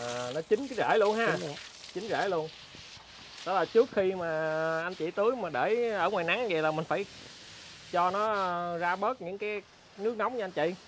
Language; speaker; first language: Vietnamese; native; Vietnamese